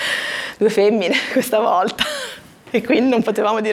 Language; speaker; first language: Italian; native; Italian